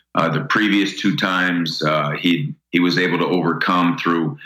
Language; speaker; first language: English; native; English